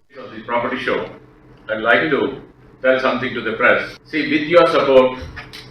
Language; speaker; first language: English; non-native, local second language; Telugu